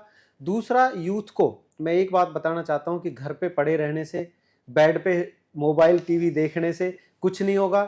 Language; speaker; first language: Hindi; native; Hindi